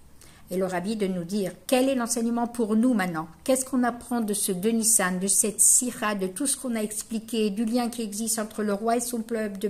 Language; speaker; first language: French; native; French